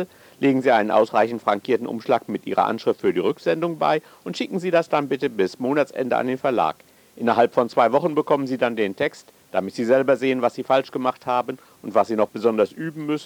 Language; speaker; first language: German; native; German